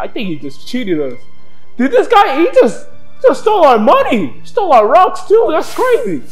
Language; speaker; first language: English; native; English